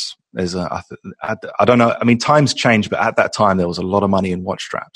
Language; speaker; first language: English; native; English